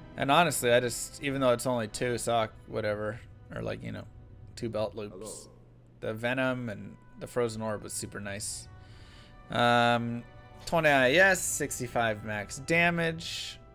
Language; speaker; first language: English; native; English